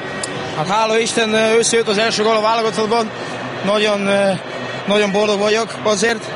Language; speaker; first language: Hungarian; non-native, learner; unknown